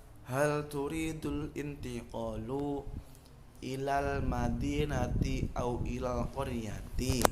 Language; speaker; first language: Arabic; non-native, learner; Indonesian